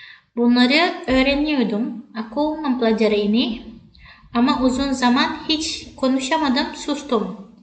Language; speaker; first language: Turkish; non-native, fluent; Indonesian